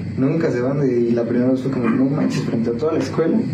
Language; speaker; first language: Spanish; native; Spanish